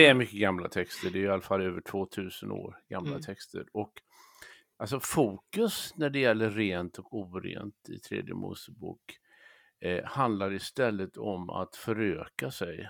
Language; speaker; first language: Swedish; native; Swedish